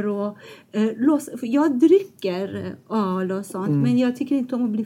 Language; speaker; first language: Swedish; non-native, fluent; Persian